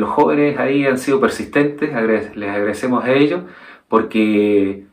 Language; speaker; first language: Spanish; native; Spanish